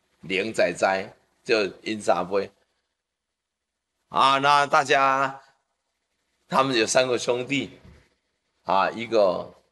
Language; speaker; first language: Chinese; native; Chinese